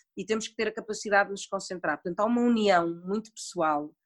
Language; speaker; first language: Portuguese; native; Portuguese